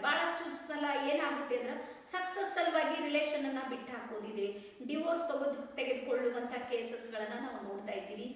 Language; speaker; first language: Kannada; native; Kannada